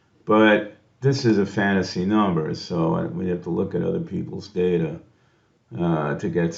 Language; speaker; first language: English; native; English